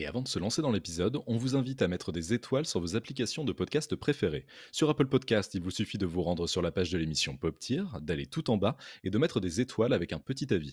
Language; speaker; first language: French; native; French